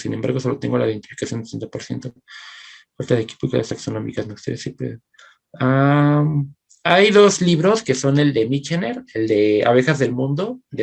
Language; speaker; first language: Spanish; native; Spanish